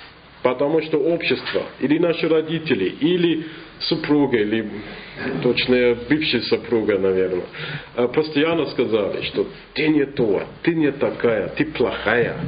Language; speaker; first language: Russian; non-native, fluent; English